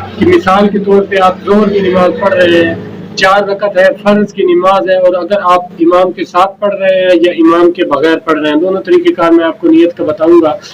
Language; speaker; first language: Urdu; native; Urdu